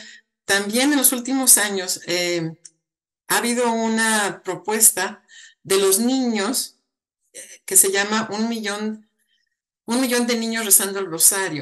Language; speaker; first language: Spanish; native; Spanish